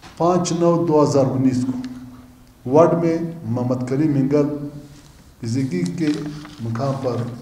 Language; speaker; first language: Urdu; non-native, local second language; Baluchi